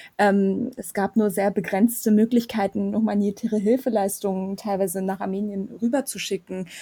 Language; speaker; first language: German; early bilingual, other home language; Armenian